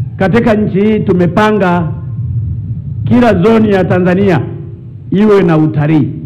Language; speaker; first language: Swahili; non-native, local second language; Sukuma